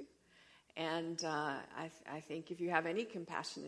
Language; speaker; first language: English; native; English